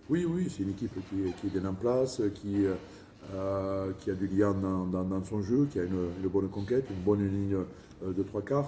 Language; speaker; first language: French; native; French